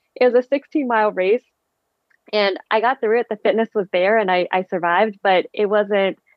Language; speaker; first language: English; early bilingual, other home language; Vietnamese